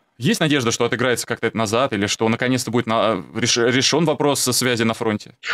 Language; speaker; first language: Russian; native; Russian